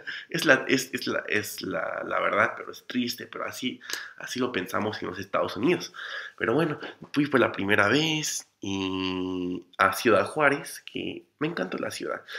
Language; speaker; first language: Spanish; non-native, fluent; English